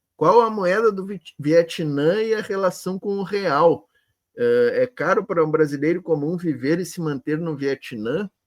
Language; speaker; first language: Portuguese; native; Portuguese